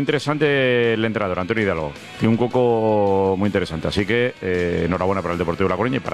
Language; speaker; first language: Spanish; native; Spanish